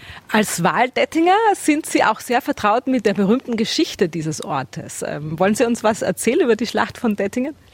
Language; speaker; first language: German; native; German